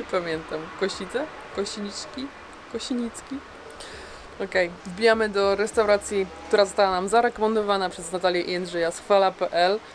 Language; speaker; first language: Polish; native; Polish